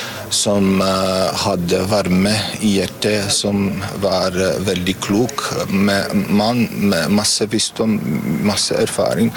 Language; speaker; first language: Norwegian; non-native, fluent; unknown